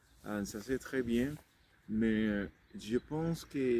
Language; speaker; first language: French; non-native, learner; Spanish